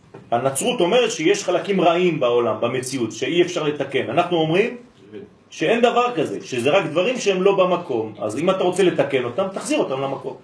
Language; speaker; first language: Hebrew; non-native, fluent; French